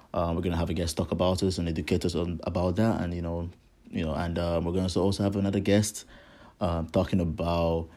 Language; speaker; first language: English; non-native, local second language; Igbo